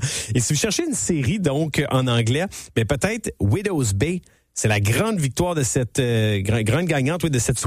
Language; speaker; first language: French; native; French